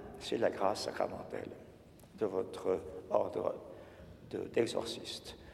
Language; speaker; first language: French; native; French